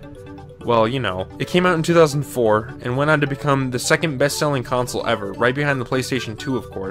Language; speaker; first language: English; native; English